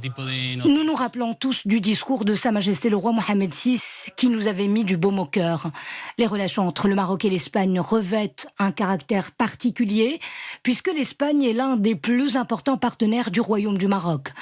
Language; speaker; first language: French; non-native, local second language; Arabic